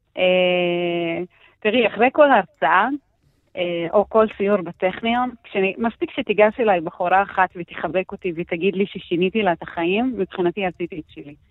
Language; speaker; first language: Hebrew; non-native, local second language; Arabic